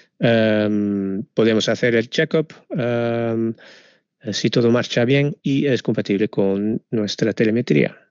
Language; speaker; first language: Spanish; non-native, fluent; Dutch